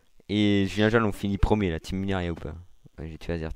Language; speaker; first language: French; native; French